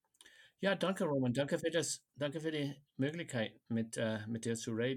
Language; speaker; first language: German; non-native, fluent; English